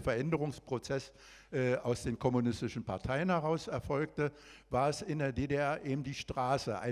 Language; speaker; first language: German; native; German